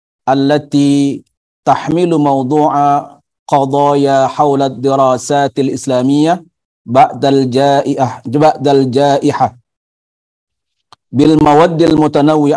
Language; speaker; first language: Arabic; non-native, fluent; Indonesian